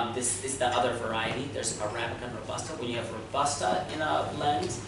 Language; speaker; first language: English; native; English